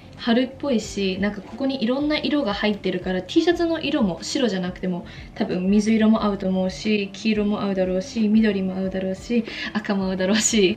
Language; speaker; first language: Japanese; early bilingual, heritage; Japanese